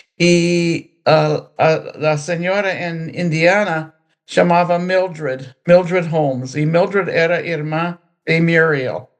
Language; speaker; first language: Portuguese; non-native, fluent; English